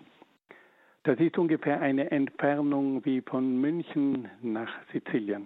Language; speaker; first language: German; native; German